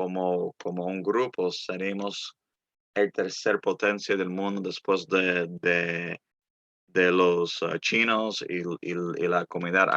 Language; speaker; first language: Spanish; early bilingual, heritage; Spanish